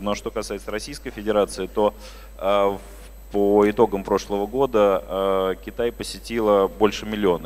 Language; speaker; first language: Russian; native; Russian